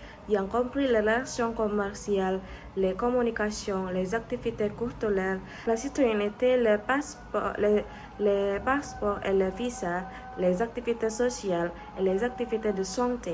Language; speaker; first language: French; non-native, learner; Indonesian